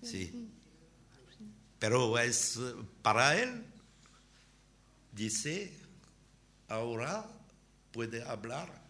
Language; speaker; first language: Spanish; non-native, learner; French